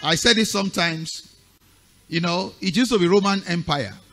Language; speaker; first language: English; non-native, local second language; Yoruba